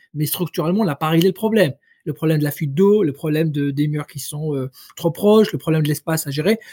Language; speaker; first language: French; non-native, local second language; Arabic